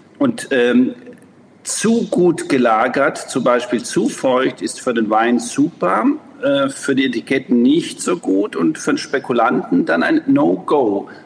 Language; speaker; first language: German; non-native, fluent; Croatian